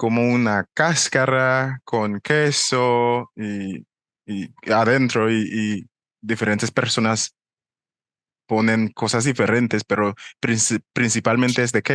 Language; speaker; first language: Spanish; non-native, fluent; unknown